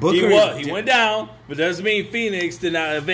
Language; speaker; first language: English; native; English